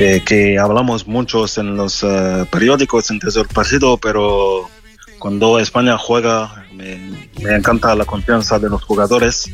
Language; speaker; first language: Spanish; non-native, fluent; French